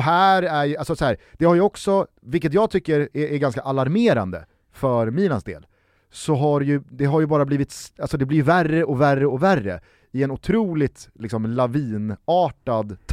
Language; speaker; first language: Swedish; native; Swedish